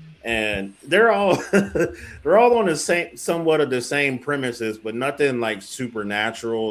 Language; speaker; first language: English; native; English